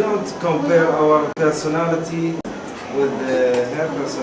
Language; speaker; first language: English; non-native, learner; Arabic